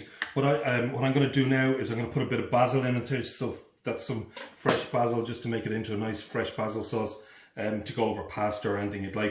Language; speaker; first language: English; native; English